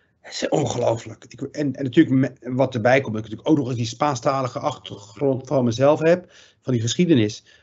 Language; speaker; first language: Dutch; early bilingual, other home language; Riffian